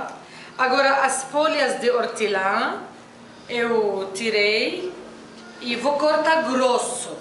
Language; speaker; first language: Portuguese; non-native, fluent; Arabic